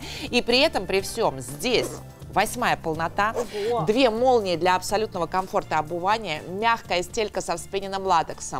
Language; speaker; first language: Russian; native; Russian